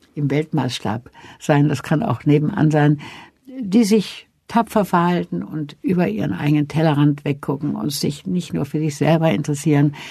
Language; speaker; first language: German; native; German